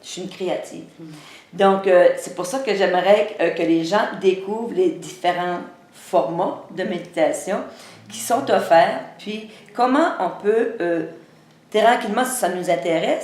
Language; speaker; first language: French; native; French